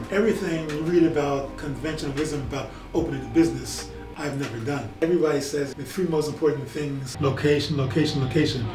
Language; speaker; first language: English; native; English